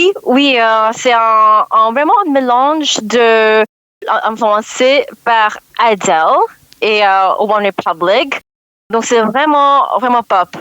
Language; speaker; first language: French; non-native, learner; English